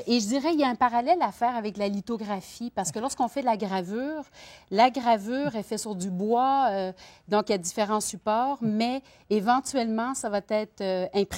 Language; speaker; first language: French; native; French